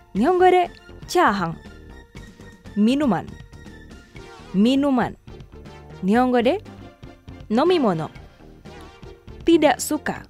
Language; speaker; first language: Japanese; non-native, fluent; Indonesian